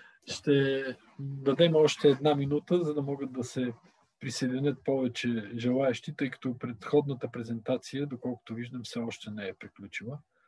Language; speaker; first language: Bulgarian; native; Bulgarian